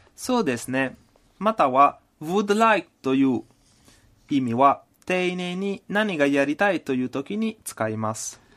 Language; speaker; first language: Japanese; non-native, fluent; Italian